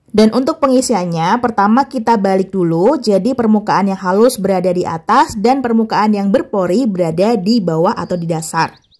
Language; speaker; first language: Indonesian; native; Indonesian